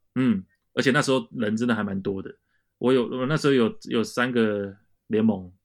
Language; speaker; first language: Chinese; native; Chinese